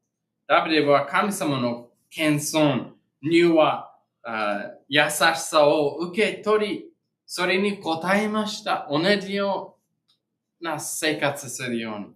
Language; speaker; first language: Japanese; non-native, fluent; English